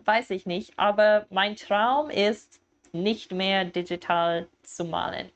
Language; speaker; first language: German; non-native, learner; English